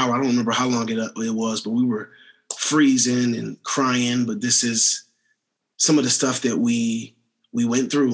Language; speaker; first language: English; native; English